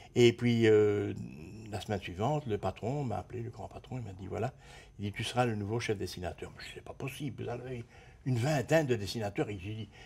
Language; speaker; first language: French; native; French